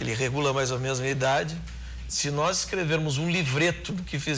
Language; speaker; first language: Portuguese; native; Portuguese